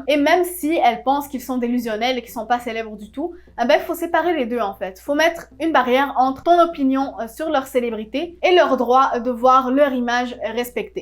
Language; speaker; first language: French; native; French